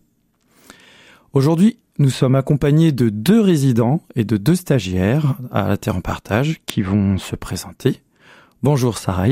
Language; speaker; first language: French; native; French